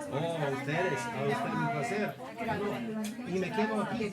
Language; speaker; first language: Spanish; non-native, fluent; English